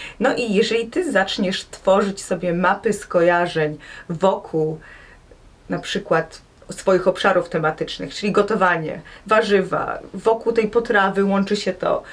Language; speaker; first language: Polish; native; Polish